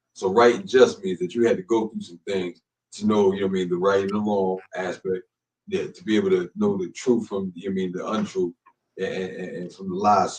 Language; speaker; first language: English; native; English